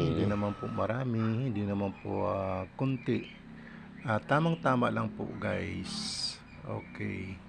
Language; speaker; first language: Filipino; non-native, local second language; Bikol